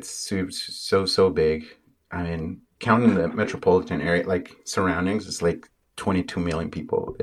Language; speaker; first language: English; non-native, fluent; Spanish